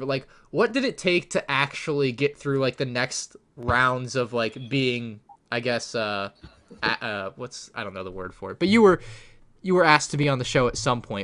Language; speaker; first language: English; native; English